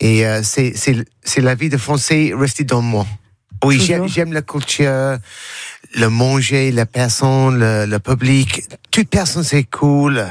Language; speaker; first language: French; non-native, learner; English